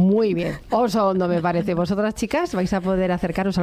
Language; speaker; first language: Spanish; native; Spanish